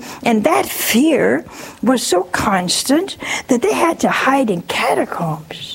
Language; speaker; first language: English; native; English